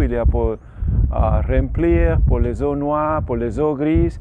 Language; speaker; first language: French; non-native, learner; Spanish